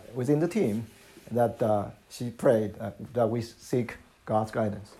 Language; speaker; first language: English; non-native, fluent; Chinese